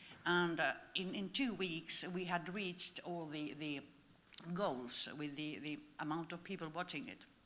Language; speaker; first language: English; non-native, fluent; Finnish